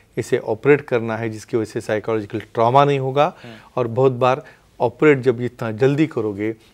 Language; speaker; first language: Hindi; non-native, local second language; Marathi